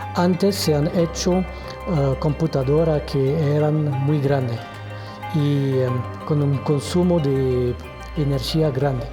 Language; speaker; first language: Spanish; non-native, fluent; French